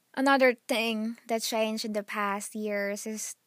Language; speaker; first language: English; non-native, local second language; Filipino